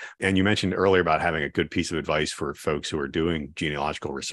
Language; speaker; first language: English; native; English